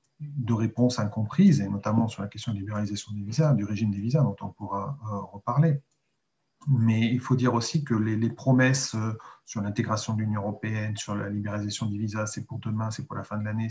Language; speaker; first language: French; native; French